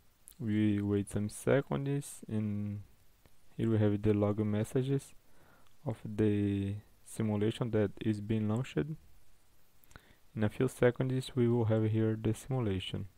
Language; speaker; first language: English; non-native, fluent; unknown